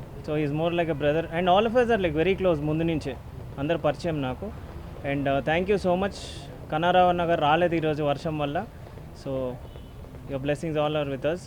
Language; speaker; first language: Telugu; native; Telugu